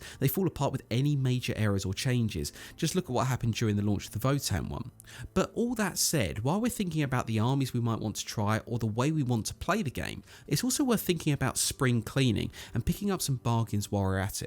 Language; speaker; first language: English; native; English